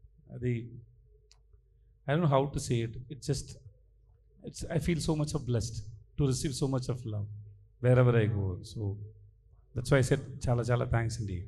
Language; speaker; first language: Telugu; non-native, learner; Tamil